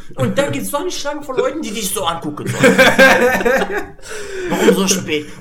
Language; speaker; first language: German; non-native, fluent; Arabic